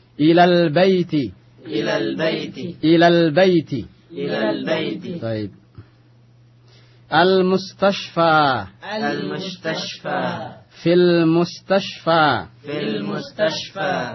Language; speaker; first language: Arabic; non-native, fluent; Indonesian